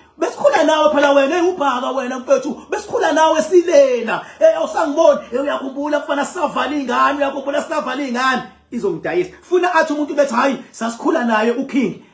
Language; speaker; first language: Zulu; native; Zulu